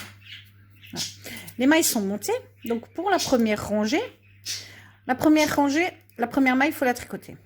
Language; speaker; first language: French; native; French